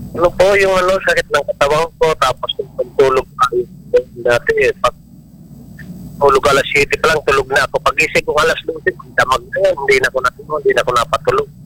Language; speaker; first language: Filipino; non-native, local second language; Bikol